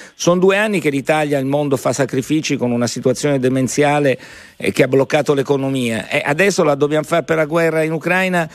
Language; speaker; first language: Italian; native; Italian